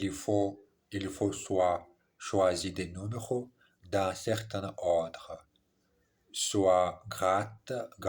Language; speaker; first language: French; non-native, learner; English